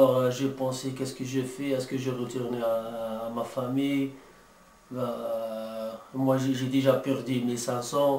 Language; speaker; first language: French; non-native, learner; Arabic